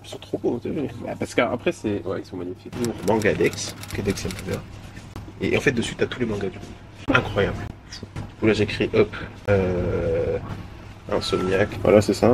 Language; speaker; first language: French; native; French